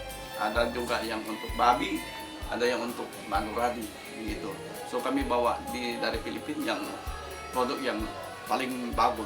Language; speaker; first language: Indonesian; non-native, local second language; Tetum